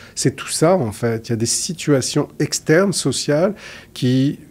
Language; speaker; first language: French; native; French